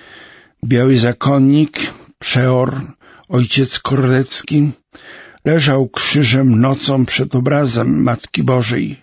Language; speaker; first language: Polish; native; Polish